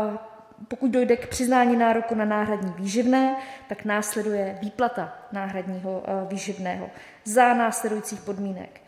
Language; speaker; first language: Czech; native; Czech